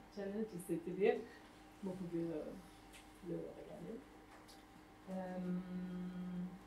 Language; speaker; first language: French; non-native, fluent; Dutch